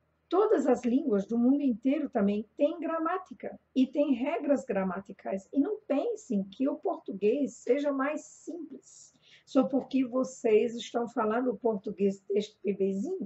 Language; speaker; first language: Portuguese; non-native, fluent; German